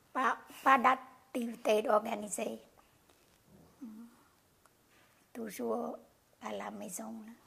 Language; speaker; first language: French; non-native, learner; Khmer